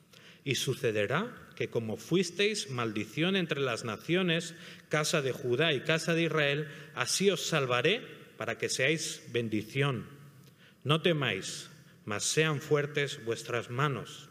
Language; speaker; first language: Spanish; native; Spanish